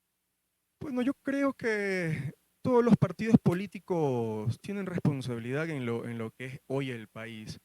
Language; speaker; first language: Spanish; native; Spanish